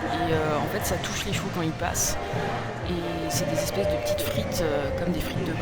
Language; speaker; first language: French; native; French